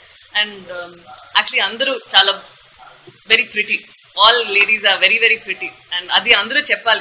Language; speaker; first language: Telugu; non-native, fluent; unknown